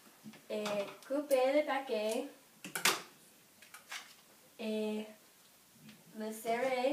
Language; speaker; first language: French; non-native, learner; English